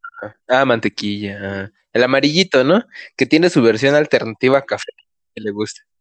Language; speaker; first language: Spanish; native; Spanish